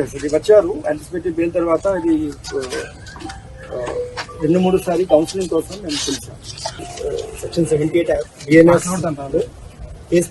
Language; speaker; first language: Telugu; non-native, local second language; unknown